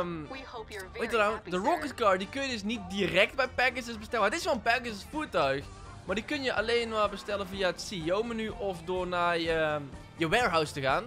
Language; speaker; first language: Dutch; native; Dutch